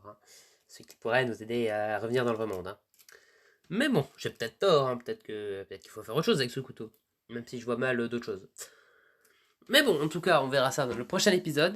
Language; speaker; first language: French; native; French